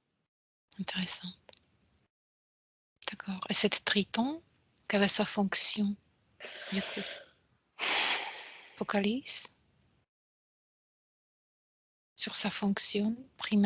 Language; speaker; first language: French; non-native, fluent; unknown